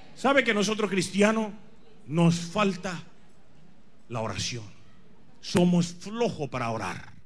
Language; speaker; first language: Spanish; non-native, fluent; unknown